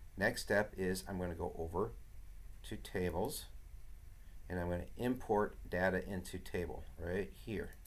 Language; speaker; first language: English; native; English